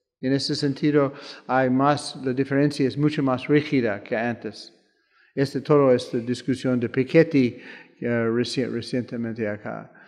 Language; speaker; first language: Spanish; non-native, fluent; English